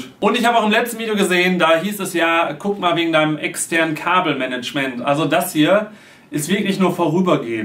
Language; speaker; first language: German; native; German